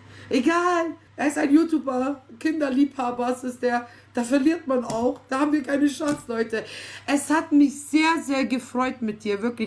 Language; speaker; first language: German; native; German